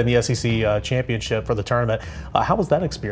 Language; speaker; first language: English; native; English